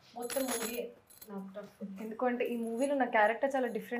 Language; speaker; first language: Telugu; non-native, fluent; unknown